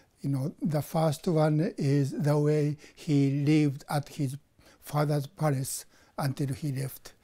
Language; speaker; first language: English; non-native, fluent; Japanese